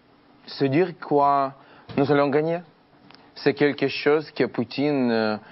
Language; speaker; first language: French; non-native, fluent; Ukrainian